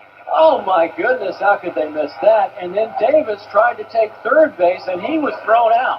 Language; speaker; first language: English; native; English